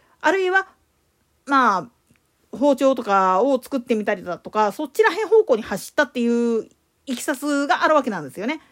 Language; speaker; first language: Japanese; native; Japanese